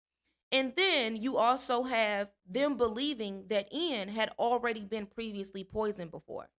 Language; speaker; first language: English; native; English